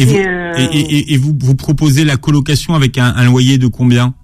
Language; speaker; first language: French; native; French